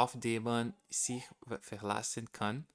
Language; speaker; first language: German; non-native, learner; Portuguese